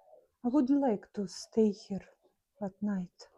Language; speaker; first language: English; non-native, learner; Russian